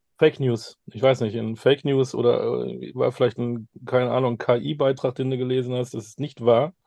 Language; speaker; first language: German; native; German